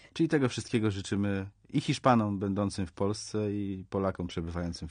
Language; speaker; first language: Polish; native; Polish